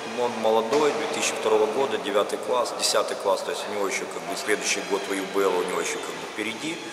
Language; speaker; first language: Russian; native; Russian